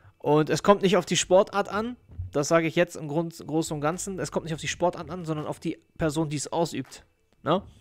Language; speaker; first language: German; native; German